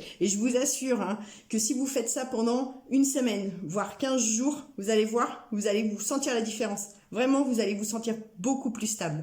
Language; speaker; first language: French; native; French